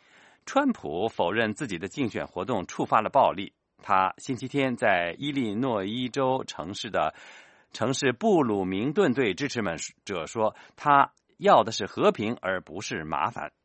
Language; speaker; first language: Chinese; native; Chinese